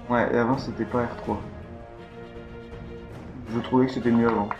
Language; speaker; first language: French; native; French